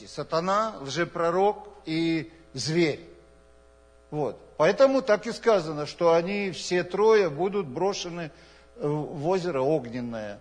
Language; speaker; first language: Russian; native; Russian